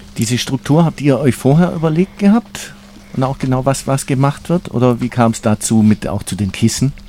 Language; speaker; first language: German; native; German